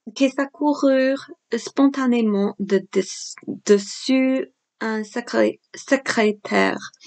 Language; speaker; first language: French; non-native, fluent; English